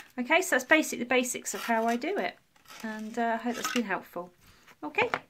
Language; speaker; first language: English; native; English